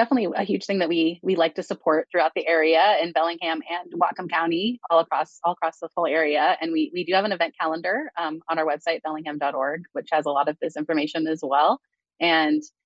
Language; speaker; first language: English; native; English